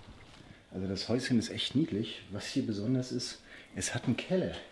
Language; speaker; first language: German; native; German